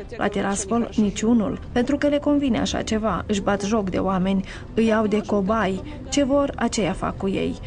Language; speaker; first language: Romanian; native; Romanian